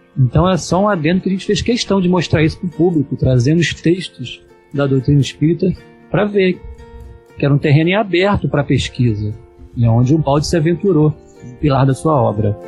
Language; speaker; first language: Portuguese; native; Portuguese